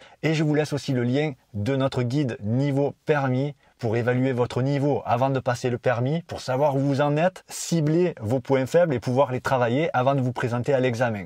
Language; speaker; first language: French; native; French